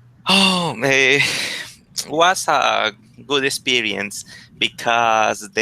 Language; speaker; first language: English; non-native, learner; Spanish